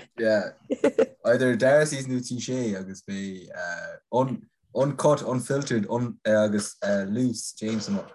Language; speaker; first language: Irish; native; Irish